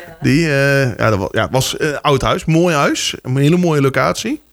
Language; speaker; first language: Dutch; native; Dutch